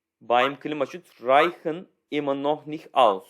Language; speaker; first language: German; non-native, fluent; Turkish